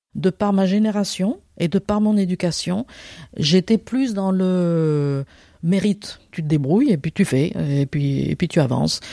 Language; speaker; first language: French; native; French